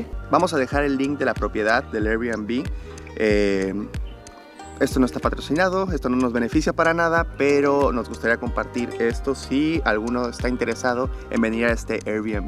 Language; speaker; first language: Spanish; native; Spanish